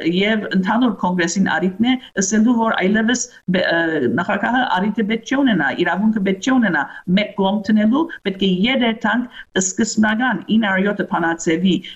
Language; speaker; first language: Armenian; early bilingual, heritage; Armenian